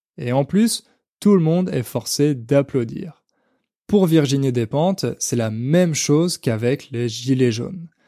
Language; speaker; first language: French; native; French